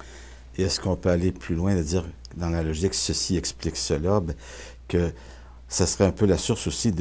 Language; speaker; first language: French; native; French